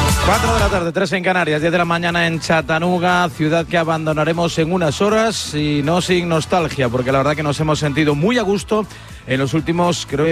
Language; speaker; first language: Spanish; native; Spanish